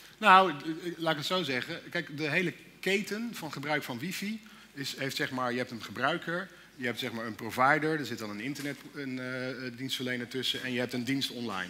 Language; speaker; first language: Dutch; native; Dutch